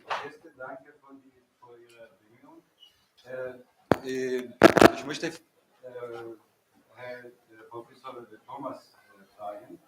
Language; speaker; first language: German; non-native, learner; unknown